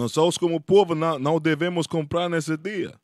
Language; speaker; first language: Portuguese; non-native, fluent; Spanish